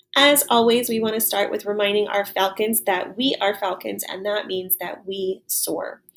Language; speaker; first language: English; native; English